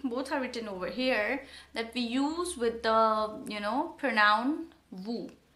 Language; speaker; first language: English; non-native, local second language; Hindi